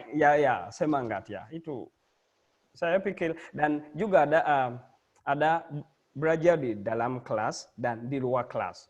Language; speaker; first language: Indonesian; non-native, learner; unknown